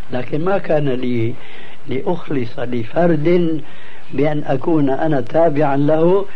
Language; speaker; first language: Arabic; early bilingual, other home language; Albanian